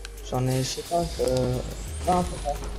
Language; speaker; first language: French; native; French